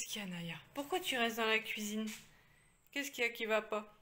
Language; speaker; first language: French; native; French